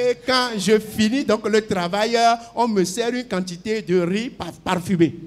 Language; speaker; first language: French; non-native, local second language; Ewe